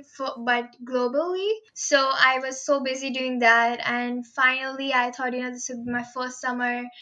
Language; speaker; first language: English; non-native, local second language; Hindi